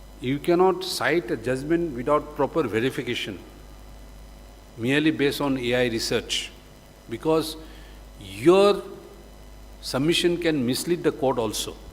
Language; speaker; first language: English; non-native, local second language; Manipuri